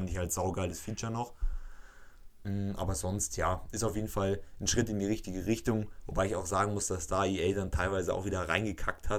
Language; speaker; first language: German; native; German